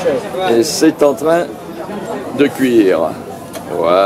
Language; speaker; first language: French; native; French